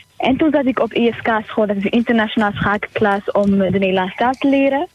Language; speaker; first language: Dutch; non-native, fluent; Tigrinya